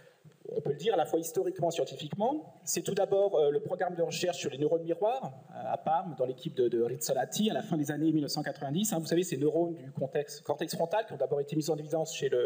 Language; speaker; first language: French; native; French